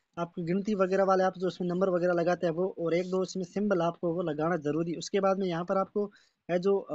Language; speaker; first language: Hindi; native; Hindi